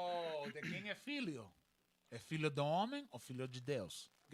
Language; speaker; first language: Portuguese; non-native, learner; Spanish